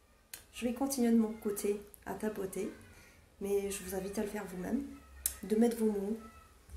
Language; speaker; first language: French; non-native, fluent; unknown